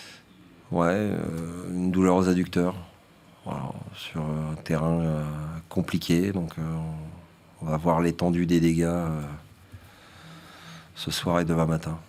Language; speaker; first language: French; native; French